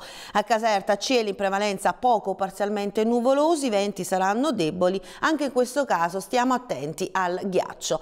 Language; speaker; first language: Italian; native; Italian